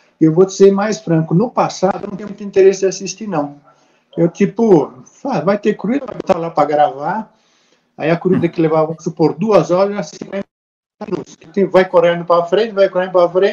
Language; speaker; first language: Portuguese; native; Portuguese